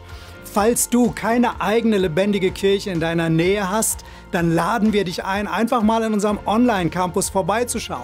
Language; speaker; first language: German; native; German